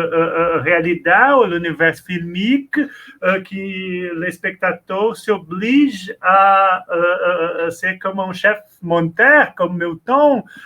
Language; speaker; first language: French; non-native, learner; Portuguese